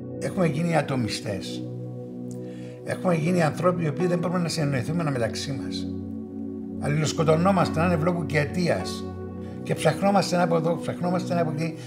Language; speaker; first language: Greek; early bilingual, heritage; Greek